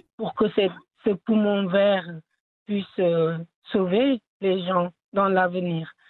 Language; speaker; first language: French; non-native, local second language; Wolof